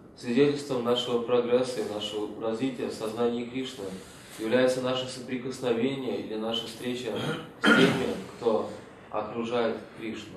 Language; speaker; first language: Russian; native; Russian